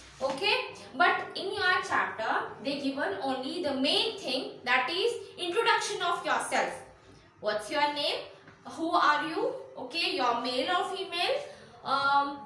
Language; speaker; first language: English; non-native, local second language; Kannada